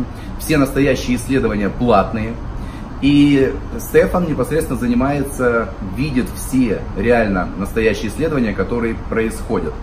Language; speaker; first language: Russian; native; Russian